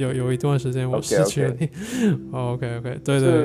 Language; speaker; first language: Chinese; non-native, learner; English